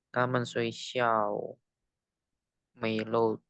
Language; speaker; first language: Chinese; non-native, learner; Indonesian